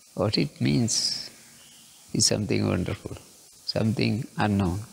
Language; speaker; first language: English; non-native, local second language; Kannada